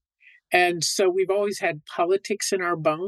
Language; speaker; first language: English; native; English